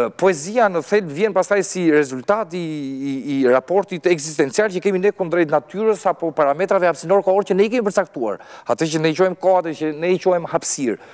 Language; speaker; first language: Albanian; native; Albanian